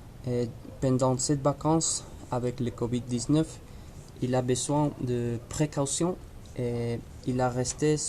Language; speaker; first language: French; non-native, learner; Spanish